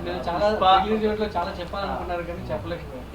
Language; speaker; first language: Telugu; native; Telugu